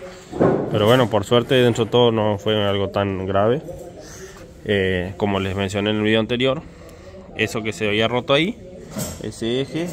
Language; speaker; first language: Spanish; native; Spanish